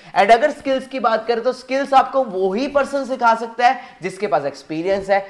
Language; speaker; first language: Hindi; native; Hindi